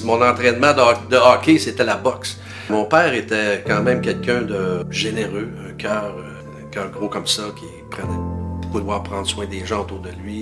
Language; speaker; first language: French; native; French